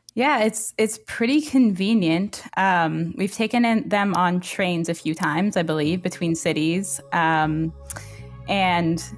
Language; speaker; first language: English; native; English